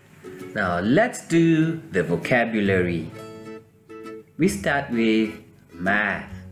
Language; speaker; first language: English; non-native, fluent; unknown